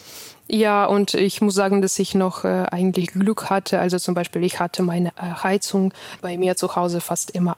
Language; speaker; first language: German; non-native, fluent; Ukrainian